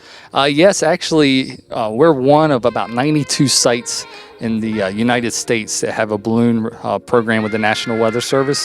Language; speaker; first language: English; native; English